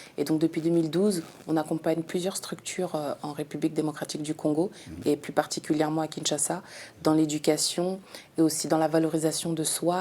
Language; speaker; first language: French; native; French